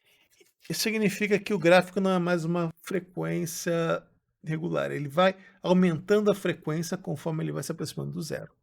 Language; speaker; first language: Portuguese; native; Portuguese